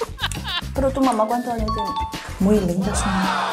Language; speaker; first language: Spanish; non-native, learner; Korean